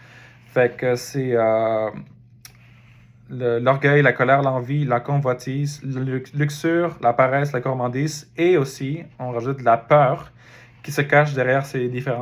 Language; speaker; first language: French; native; French